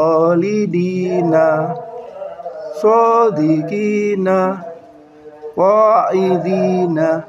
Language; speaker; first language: Arabic; non-native, learner; Indonesian